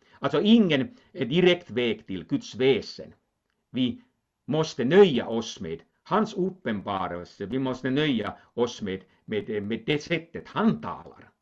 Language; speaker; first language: Swedish; non-native, local second language; Finnish